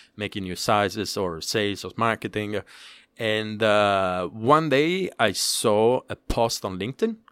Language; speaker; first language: English; non-native, fluent; Italian